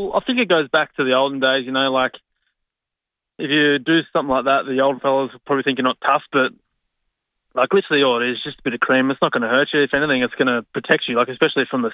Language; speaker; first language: English; native; English